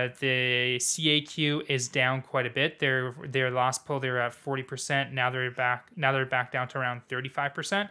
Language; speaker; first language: English; native; English